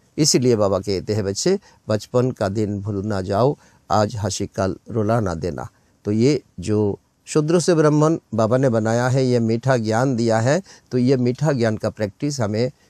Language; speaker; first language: Hindi; non-native, local second language; Bangla